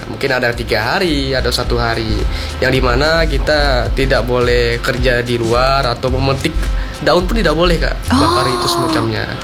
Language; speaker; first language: Indonesian; native; Indonesian